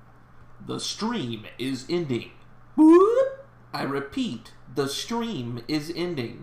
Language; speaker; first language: English; native; English